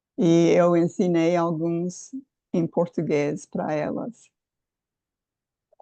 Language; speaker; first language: Portuguese; non-native, fluent; English